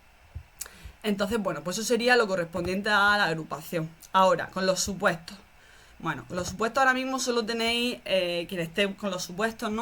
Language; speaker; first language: Spanish; native; Spanish